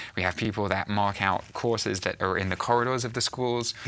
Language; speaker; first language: English; native; English